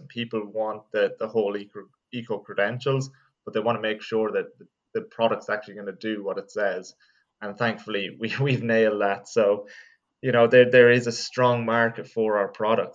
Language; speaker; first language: English; native; English